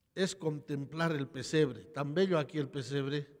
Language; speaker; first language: Spanish; native; Spanish